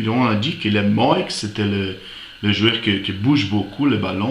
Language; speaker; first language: French; non-native, fluent; Portuguese